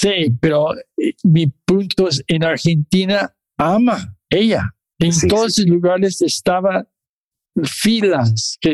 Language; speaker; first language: Spanish; non-native, fluent; English